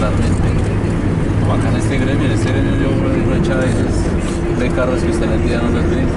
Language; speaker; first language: Spanish; native; Spanish